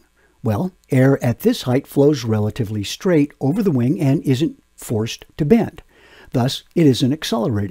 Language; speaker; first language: English; native; English